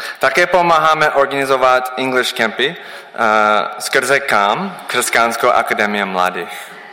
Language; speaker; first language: Czech; non-native, learner; English